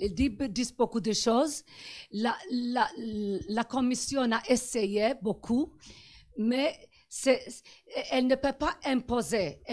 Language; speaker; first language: French; non-native, fluent; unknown